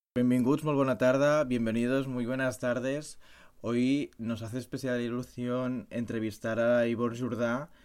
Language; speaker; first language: Spanish; non-native, local second language; Catalan